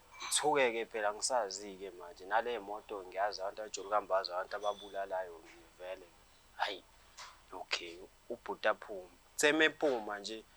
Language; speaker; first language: Zulu; native; Zulu